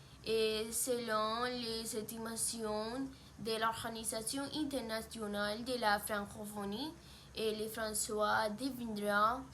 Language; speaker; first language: French; non-native, learner; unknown